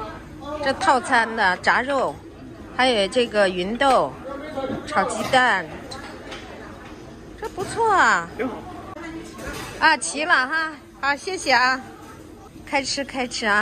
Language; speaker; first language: Chinese; native; Chinese